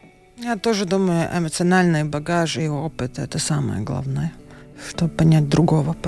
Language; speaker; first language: Russian; non-native, local second language; Latvian